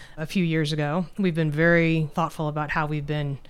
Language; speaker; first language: English; native; English